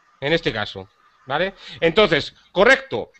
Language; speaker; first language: Spanish; native; Spanish